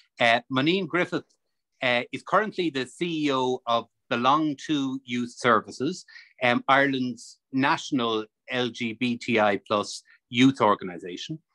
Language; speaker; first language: English; native; English